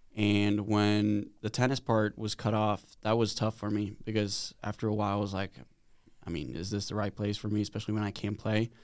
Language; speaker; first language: English; non-native, fluent; Swedish